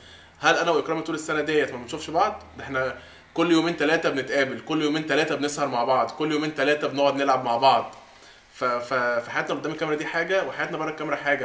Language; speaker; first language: Arabic; native; Arabic